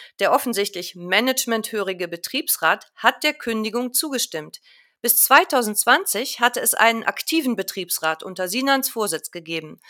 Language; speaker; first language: German; native; German